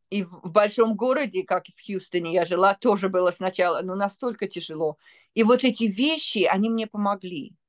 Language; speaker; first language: Russian; native; Russian